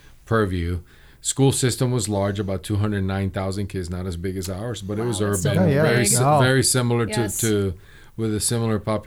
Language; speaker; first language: English; early bilingual, other home language; Spanish